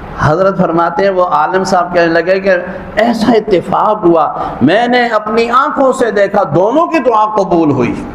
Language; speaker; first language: Urdu; non-native, local second language; Punjabi